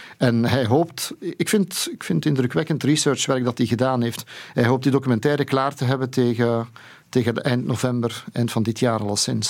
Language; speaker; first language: Dutch; native; Dutch